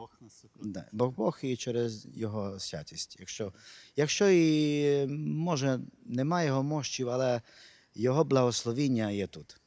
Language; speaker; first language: Ukrainian; non-native, local second language; Hungarian